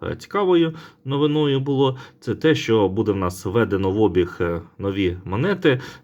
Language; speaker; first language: Ukrainian; non-native, local second language; Russian